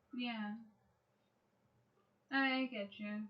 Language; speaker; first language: English; native; English